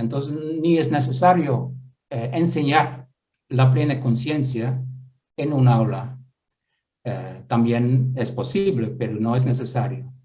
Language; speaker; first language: Spanish; non-native, fluent; Dutch